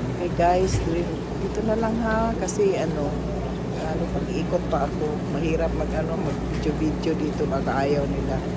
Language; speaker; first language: Filipino; non-native, local second language; Cebuano